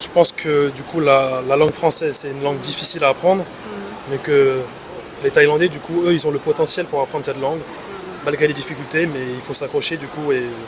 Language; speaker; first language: French; early bilingual, other home language; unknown